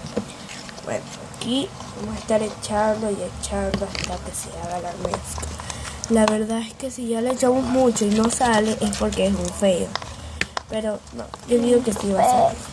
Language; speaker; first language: Spanish; native; Spanish